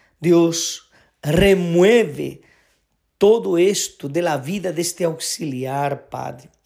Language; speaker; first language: Spanish; non-native, fluent; Portuguese